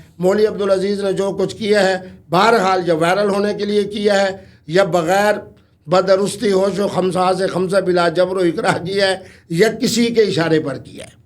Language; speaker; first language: Urdu; non-native, local second language; Saraiki